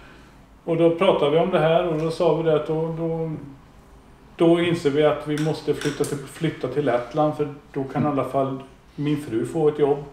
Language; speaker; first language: Swedish; native; Swedish